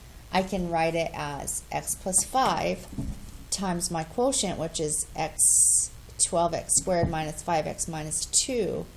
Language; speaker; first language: English; native; English